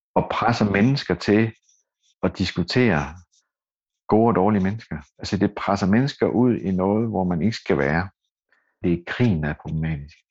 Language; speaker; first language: Danish; native; Danish